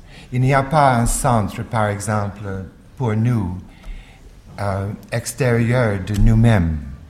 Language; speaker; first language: French; non-native, fluent; English